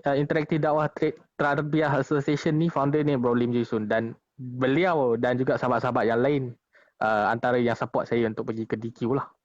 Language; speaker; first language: Malay; non-native, local second language; Chinese